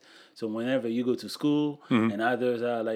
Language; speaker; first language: English; non-native, fluent; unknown